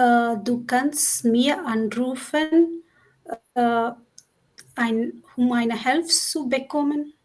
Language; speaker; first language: German; non-native, learner; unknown